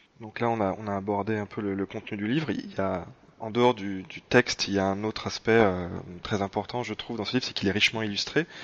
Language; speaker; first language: French; native; French